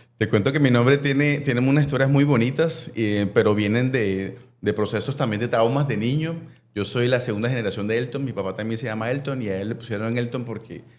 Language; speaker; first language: Spanish; native; Spanish